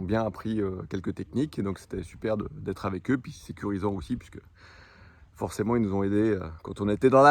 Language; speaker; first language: French; native; French